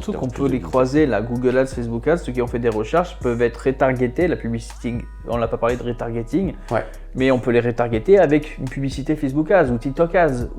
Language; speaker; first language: French; native; French